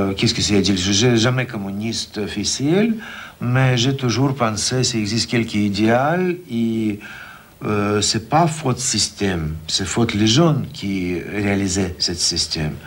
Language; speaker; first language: French; non-native, learner; Russian